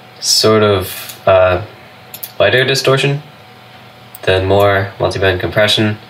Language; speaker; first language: English; native; English